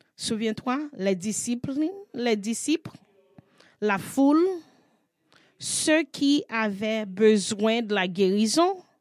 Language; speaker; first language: French; non-native, learner; English